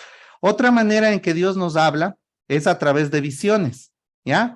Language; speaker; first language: Spanish; native; Spanish